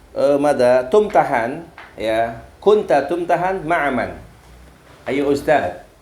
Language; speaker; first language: Arabic; non-native, fluent; Indonesian